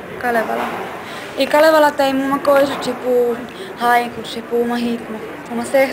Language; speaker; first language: Portuguese; non-native, learner; Finnish